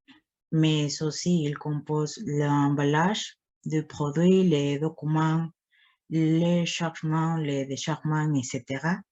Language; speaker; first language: French; non-native, fluent; Spanish